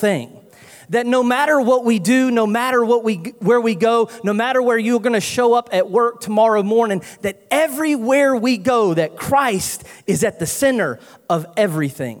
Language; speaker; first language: English; native; English